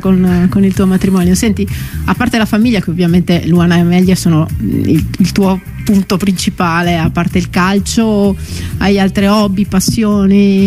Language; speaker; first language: Italian; native; Italian